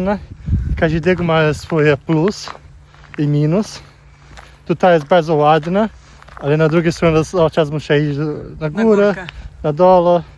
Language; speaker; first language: Polish; non-native, learner; Portuguese